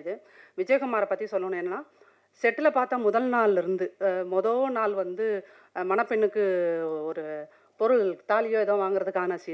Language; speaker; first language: Tamil; native; Tamil